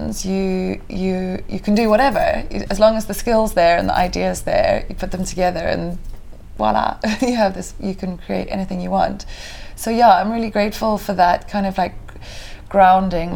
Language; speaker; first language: English; native; English